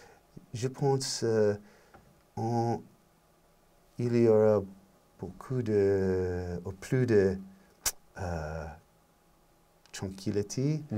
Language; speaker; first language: French; non-native, learner; English